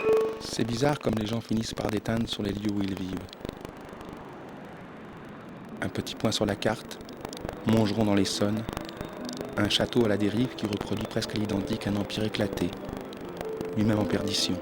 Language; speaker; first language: French; native; French